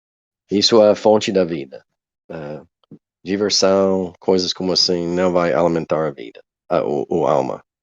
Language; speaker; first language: Portuguese; non-native, learner; English